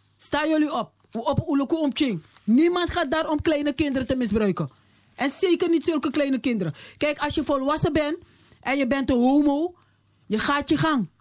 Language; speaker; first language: Dutch; native; Dutch